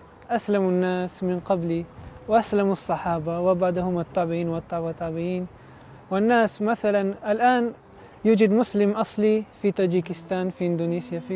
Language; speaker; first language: Arabic; non-native, learner; Italian